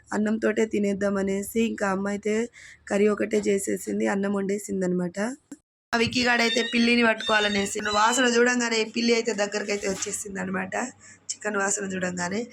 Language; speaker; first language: Telugu; native; Telugu